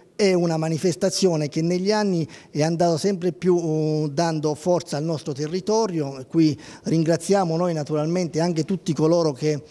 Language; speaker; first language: Italian; native; Italian